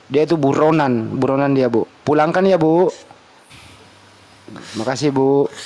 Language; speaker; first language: Indonesian; native; Indonesian